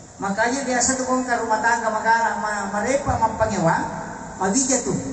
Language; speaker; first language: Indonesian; non-native, local second language; Buginese